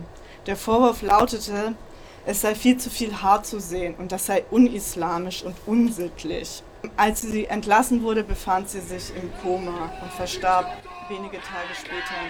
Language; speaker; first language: German; native; German